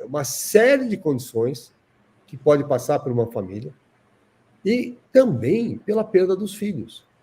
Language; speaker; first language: Portuguese; native; Portuguese